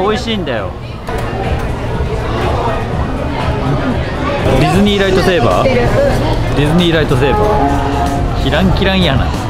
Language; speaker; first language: Japanese; native; Japanese